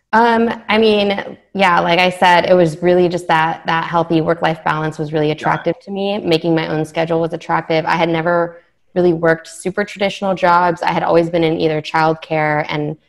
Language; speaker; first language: English; native; English